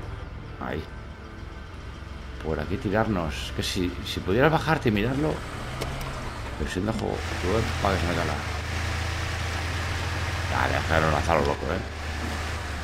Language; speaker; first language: Spanish; native; Spanish